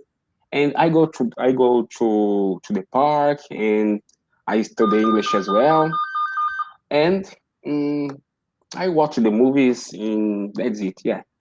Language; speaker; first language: English; non-native, learner; Portuguese